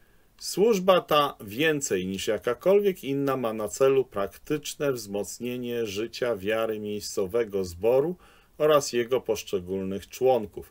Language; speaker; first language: Polish; native; Polish